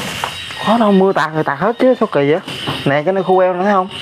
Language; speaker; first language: Vietnamese; native; Vietnamese